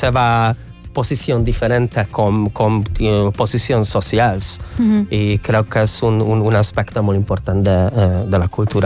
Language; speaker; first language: Catalan; non-native, fluent; Hungarian